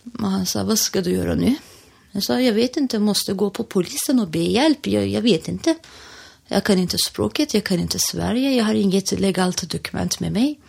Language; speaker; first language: Swedish; non-native, fluent; Turkish